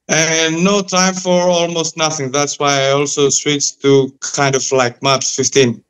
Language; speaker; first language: English; non-native, fluent; Greek